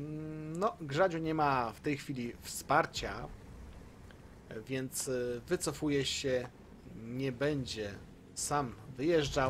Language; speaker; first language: Polish; native; Polish